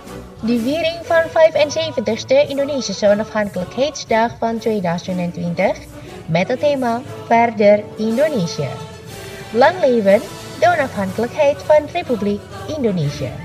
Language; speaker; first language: Dutch; non-native, fluent; Indonesian